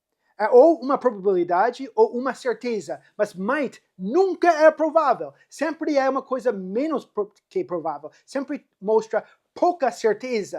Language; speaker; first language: Portuguese; non-native, fluent; English